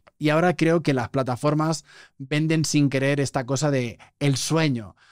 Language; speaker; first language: Spanish; native; Spanish